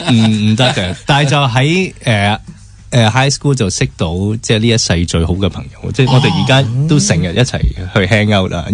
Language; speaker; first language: Cantonese; early bilingual, heritage; Cantonese